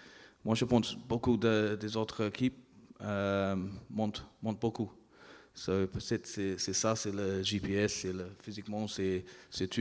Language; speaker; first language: French; non-native, learner; English